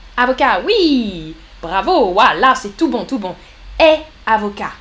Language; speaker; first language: French; native; French